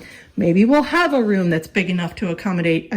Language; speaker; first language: English; native; English